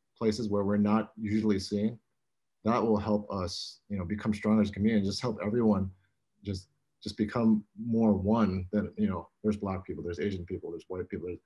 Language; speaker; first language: English; native; English